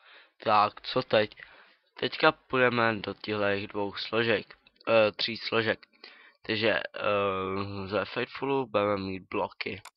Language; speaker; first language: Czech; native; Czech